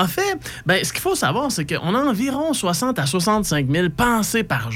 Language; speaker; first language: French; native; French